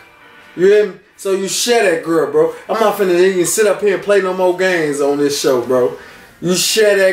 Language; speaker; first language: English; native; English